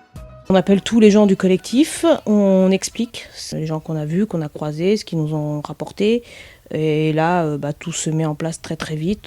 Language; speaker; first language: French; native; French